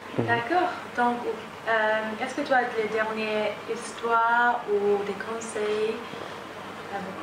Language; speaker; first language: French; non-native, learner; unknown